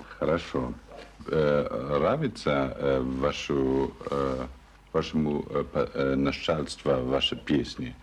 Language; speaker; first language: Russian; non-native, learner; German